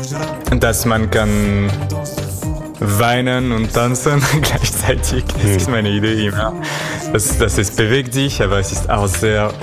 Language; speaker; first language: German; non-native, learner; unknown